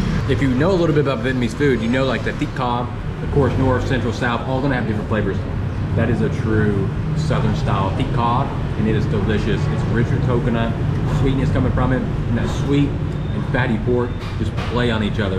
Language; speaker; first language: English; native; English